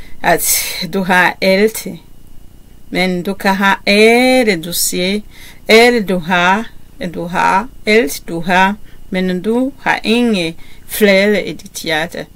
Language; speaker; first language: Danish; non-native, learner; Kinyarwanda